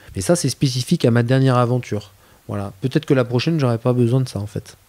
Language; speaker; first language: French; native; French